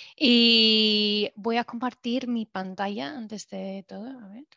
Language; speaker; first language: Spanish; non-native, fluent; English